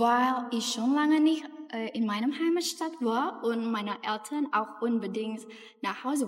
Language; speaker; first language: German; non-native, learner; Indonesian